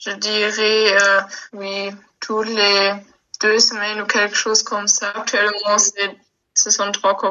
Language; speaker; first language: French; non-native, local second language; Luxembourgish